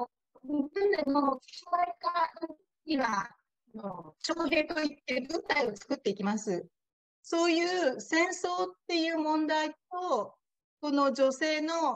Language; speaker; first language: Japanese; native; Japanese